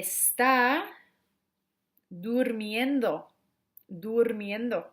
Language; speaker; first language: Spanish; non-native, fluent; English